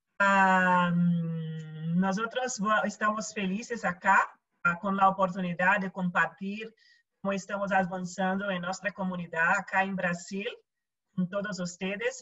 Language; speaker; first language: Portuguese; non-native, learner; Spanish